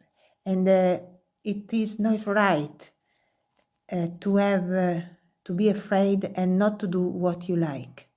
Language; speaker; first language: English; non-native, learner; Italian